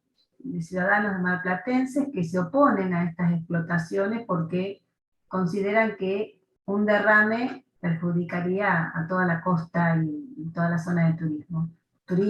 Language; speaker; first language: Spanish; native; Spanish